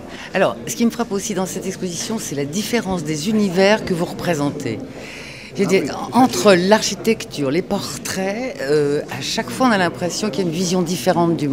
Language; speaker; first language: French; native; French